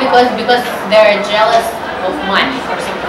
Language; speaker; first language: English; non-native, learner; Russian